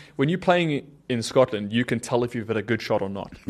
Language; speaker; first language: English; native; English